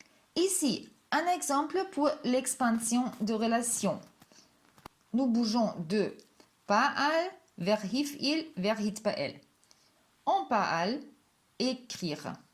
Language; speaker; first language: French; non-native, fluent; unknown